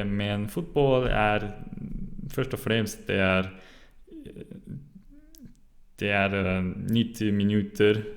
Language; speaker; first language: Swedish; non-native, learner; German